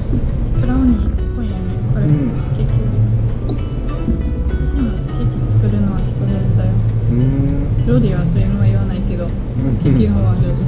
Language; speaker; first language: Japanese; non-native, fluent; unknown